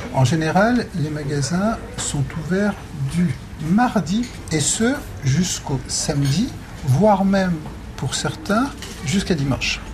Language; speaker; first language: French; native; French